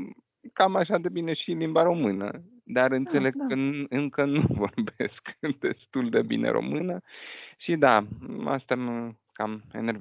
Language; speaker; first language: Romanian; non-native, fluent; Russian